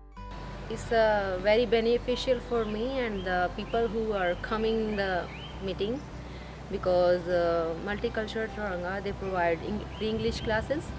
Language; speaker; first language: English; non-native, learner; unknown